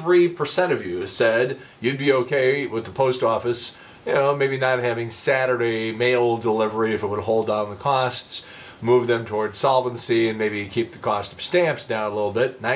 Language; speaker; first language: English; native; English